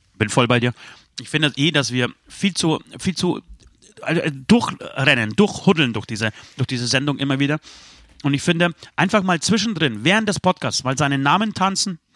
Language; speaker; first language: German; early bilingual, other home language; Polish